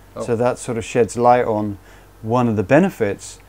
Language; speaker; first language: English; native; English